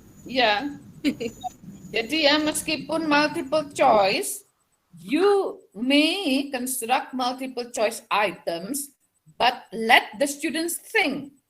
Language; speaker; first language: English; non-native, fluent; Javanese